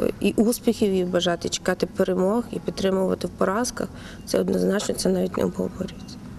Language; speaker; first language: Ukrainian; native; Ukrainian